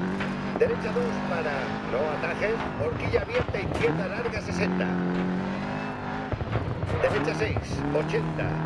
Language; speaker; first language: Spanish; native; Spanish